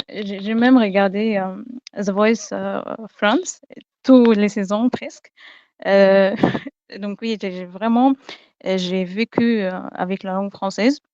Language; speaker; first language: French; non-native, fluent; Arabic